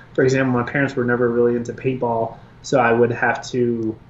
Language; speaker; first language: English; early bilingual, other home language; Albanian